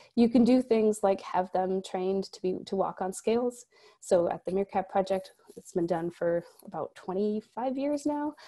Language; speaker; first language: English; native; English